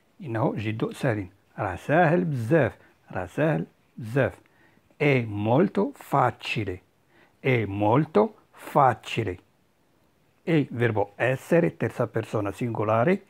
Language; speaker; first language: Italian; non-native, fluent; Arabic